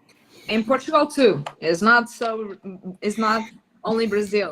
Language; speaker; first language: English; non-native, learner; Portuguese